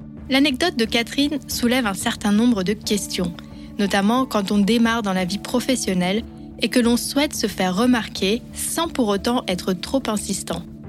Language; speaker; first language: French; native; French